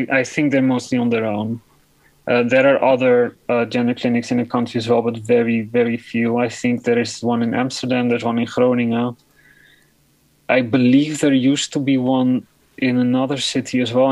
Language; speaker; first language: English; non-native, fluent; Dutch